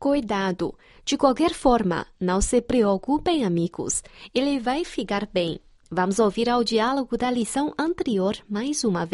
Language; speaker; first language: Portuguese; non-native, fluent; Chinese